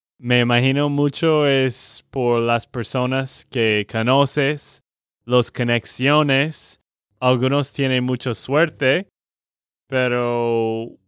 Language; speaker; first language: Spanish; non-native, fluent; English